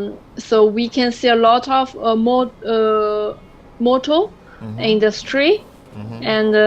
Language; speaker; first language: English; non-native, learner; French